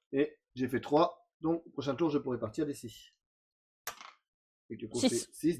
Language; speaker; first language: French; native; French